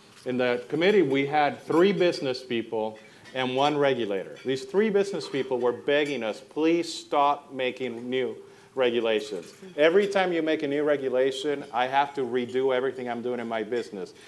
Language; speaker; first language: English; non-native, local second language; Spanish